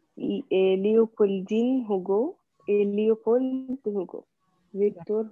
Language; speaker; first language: French; non-native, learner; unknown